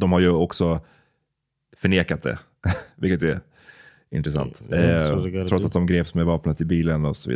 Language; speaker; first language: Swedish; native; Swedish